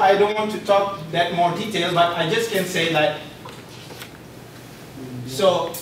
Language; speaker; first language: English; non-native, learner; Indonesian